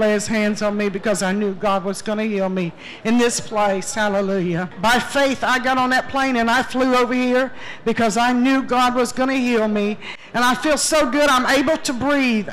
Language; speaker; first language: English; native; English